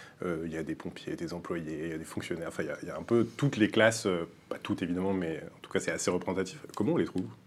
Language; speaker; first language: French; native; French